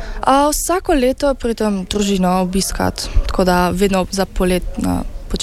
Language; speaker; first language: Slovenian; early bilingual, heritage; German